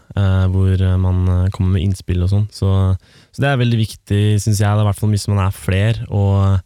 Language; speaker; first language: Norwegian; native; Norwegian